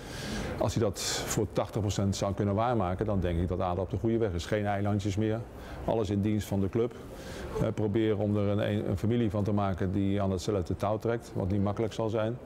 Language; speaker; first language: Dutch; native; Dutch